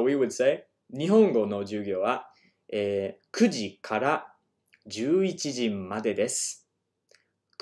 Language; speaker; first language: Japanese; non-native, fluent; English